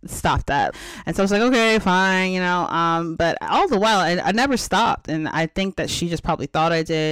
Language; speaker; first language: English; native; English